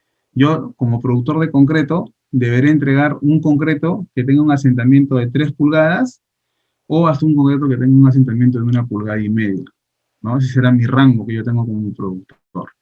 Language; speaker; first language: Spanish; native; Spanish